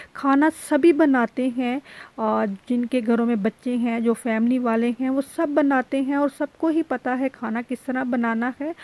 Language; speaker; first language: Urdu; native; Urdu